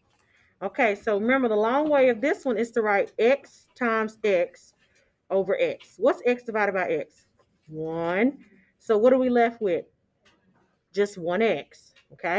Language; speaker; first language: English; native; English